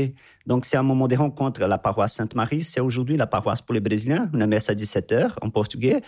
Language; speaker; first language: French; non-native, fluent; Portuguese